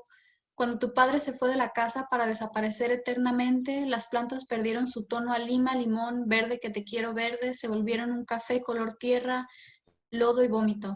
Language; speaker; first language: Spanish; early bilingual, heritage; Spanish